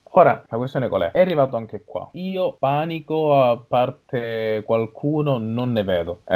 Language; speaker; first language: Italian; native; Italian